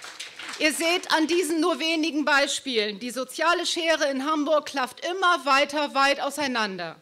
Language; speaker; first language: German; native; German